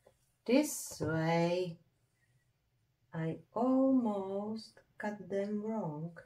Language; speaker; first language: English; non-native, fluent; Czech